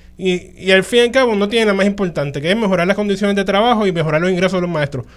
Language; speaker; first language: Spanish; native; Spanish